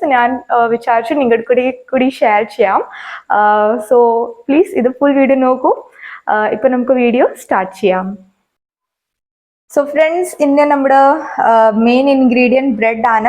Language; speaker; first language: Malayalam; non-native, local second language; Hindi